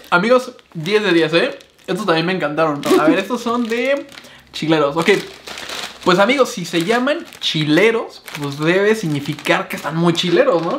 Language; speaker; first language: Spanish; native; Spanish